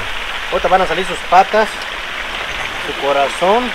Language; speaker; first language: Spanish; native; Spanish